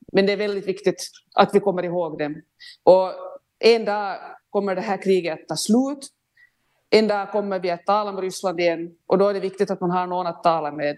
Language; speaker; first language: Swedish; native; Swedish